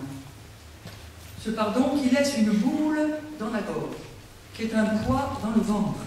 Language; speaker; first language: French; native; French